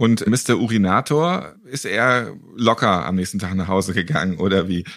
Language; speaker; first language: German; native; German